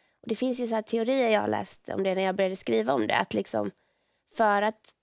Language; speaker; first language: Swedish; native; Swedish